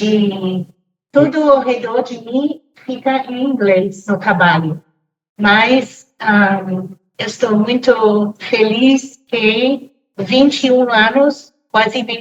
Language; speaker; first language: Portuguese; non-native, fluent; English